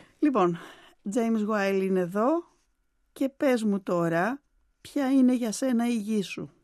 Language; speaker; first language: Greek; native; Greek